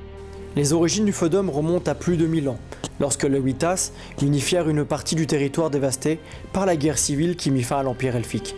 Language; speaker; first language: French; native; French